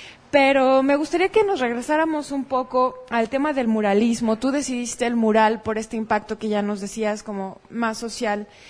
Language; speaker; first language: Spanish; native; Spanish